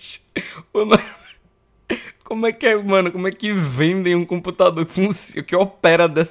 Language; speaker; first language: Portuguese; native; Portuguese